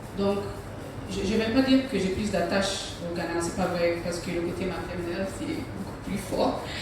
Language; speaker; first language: French; early bilingual, heritage; English